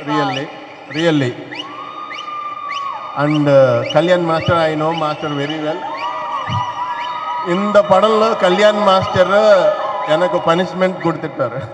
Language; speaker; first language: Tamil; non-native, learner; Telugu